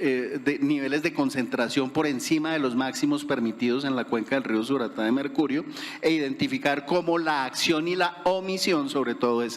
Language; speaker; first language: Spanish; native; Spanish